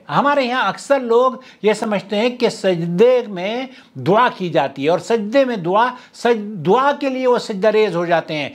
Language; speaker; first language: Urdu; native; Urdu